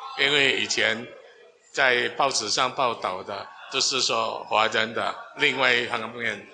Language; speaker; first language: Chinese; non-native, fluent; Min Nan Chinese